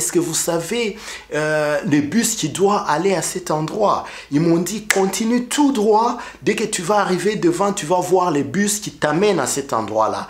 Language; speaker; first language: French; non-native, local second language; Kinyarwanda